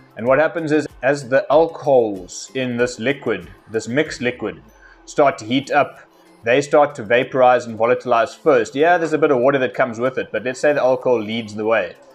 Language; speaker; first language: English; native; English